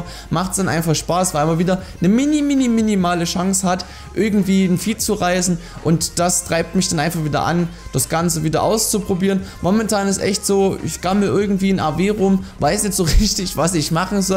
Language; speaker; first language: German; native; German